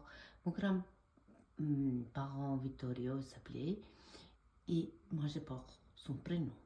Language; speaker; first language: French; non-native, fluent; Italian